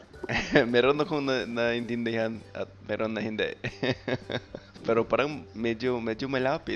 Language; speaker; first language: Filipino; non-native, fluent; English